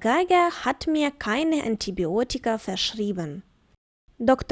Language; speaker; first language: German; non-native, fluent; Ukrainian